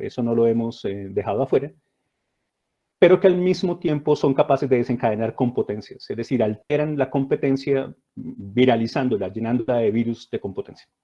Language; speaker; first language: Spanish; native; Spanish